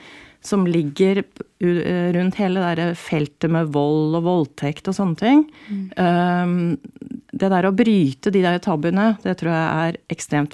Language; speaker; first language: Norwegian; native; Norwegian